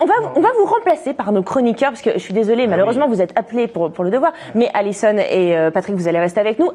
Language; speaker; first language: French; native; French